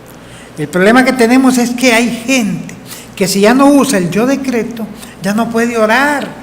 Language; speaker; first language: Spanish; native; Spanish